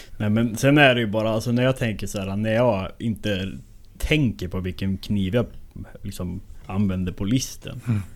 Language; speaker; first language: Swedish; native; Swedish